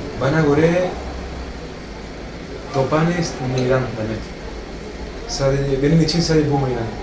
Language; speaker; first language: Turkish; non-native, learner; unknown